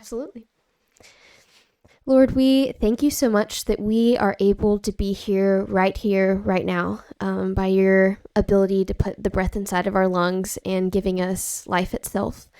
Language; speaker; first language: English; native; English